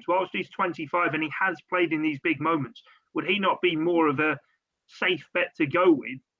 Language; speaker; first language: English; native; English